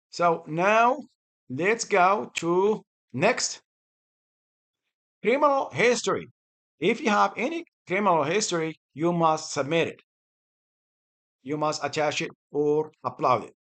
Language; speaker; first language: English; non-native, fluent; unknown